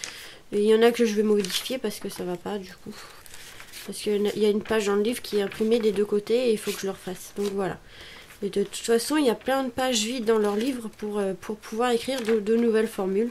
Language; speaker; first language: French; native; French